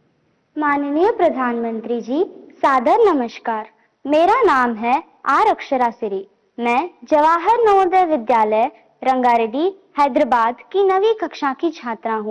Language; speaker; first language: Hindi; non-native, local second language; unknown